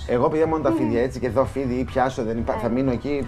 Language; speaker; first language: Greek; native; Greek